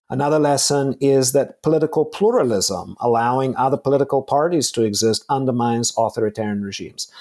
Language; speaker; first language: English; non-native, fluent; Bulgarian